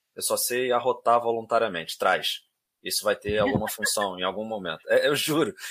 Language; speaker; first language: Portuguese; native; Portuguese